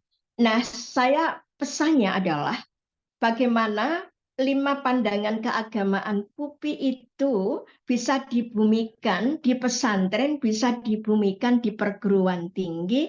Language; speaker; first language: Indonesian; native; Indonesian